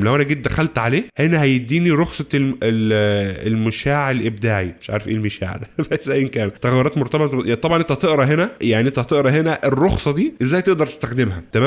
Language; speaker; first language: Arabic; native; Arabic